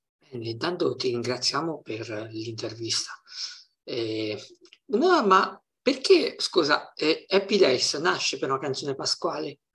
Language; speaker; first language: Italian; native; Italian